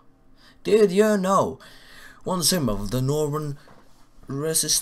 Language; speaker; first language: English; non-native, fluent; Swedish